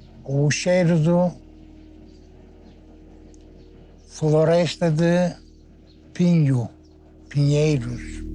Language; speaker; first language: Portuguese; non-native, fluent; Turkish